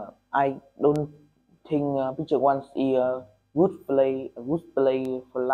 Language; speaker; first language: English; non-native, learner; Vietnamese